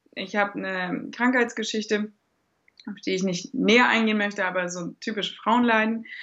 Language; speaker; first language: German; native; German